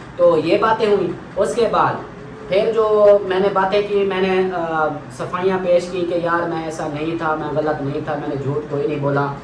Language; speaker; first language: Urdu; non-native, local second language; Saraiki